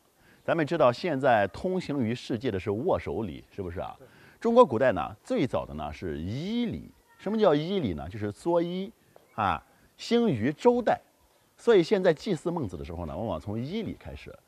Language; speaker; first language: Chinese; native; Chinese